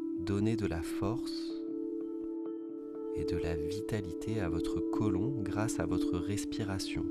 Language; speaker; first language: French; native; French